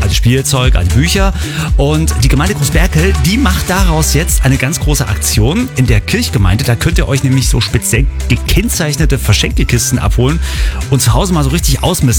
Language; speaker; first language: German; native; German